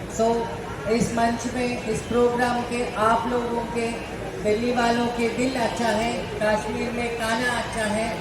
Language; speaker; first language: Hindi; non-native, local second language; Kannada